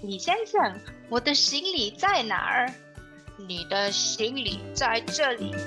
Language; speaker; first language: Chinese; non-native, learner; English